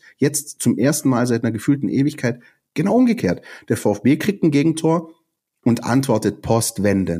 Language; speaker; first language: German; native; German